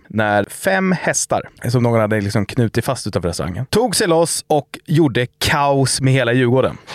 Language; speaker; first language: Swedish; native; Swedish